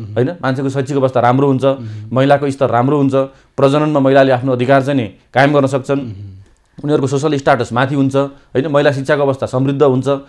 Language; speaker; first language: Nepali; native; Nepali